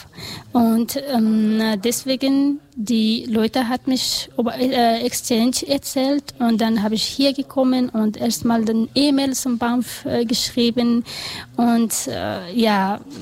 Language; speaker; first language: German; non-native, learner; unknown